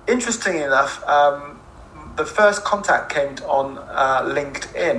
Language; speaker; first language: English; non-native, local second language; Akan